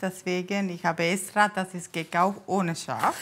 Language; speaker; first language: German; non-native, learner; Tamil